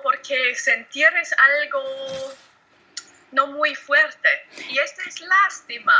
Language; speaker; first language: Spanish; non-native, learner; German